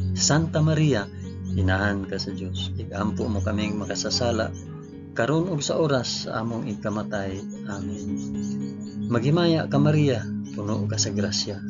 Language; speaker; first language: Cebuano; non-native, local second language; Hiligaynon